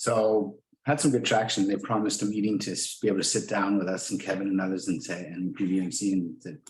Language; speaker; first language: English; native; English